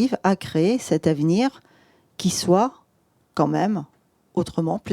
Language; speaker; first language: French; native; French